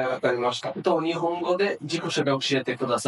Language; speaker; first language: Japanese; non-native, fluent; Bangla